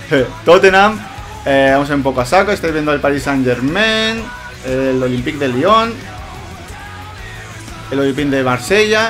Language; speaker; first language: Spanish; native; Spanish